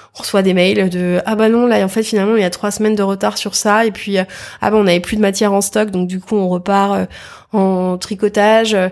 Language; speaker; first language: French; native; French